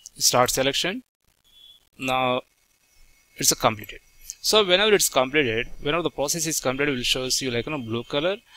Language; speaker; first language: English; non-native, local second language; Telugu